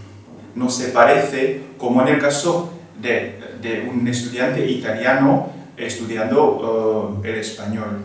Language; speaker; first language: Spanish; non-native, fluent; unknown